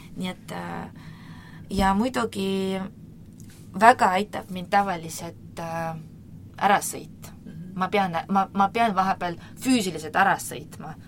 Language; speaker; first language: Estonian; non-native, local second language; Russian